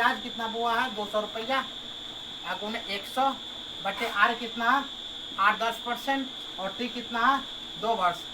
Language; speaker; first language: Hindi; native; Hindi